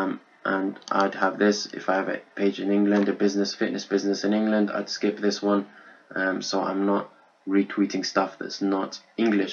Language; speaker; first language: English; native; English